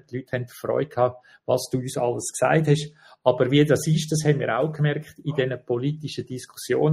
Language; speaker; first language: German; native; German